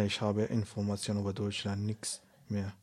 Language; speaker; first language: German; non-native, learner; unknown